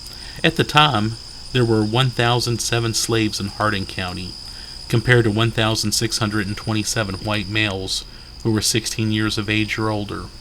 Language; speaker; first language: English; native; English